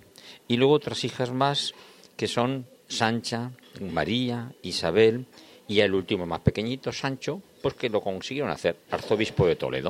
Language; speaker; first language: Spanish; native; Spanish